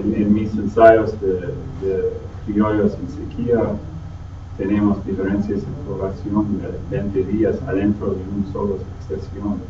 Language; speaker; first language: Spanish; non-native, learner; English